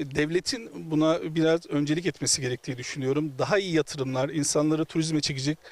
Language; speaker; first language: Turkish; native; Turkish